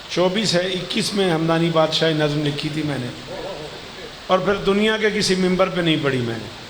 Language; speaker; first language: Urdu; non-native, local second language; Punjabi